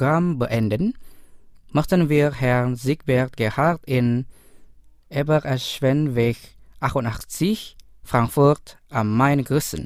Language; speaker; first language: German; non-native, learner; Indonesian